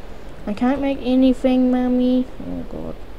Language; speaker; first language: English; native; English